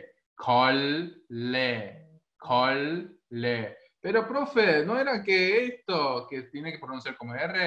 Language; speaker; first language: Spanish; non-native, fluent; Korean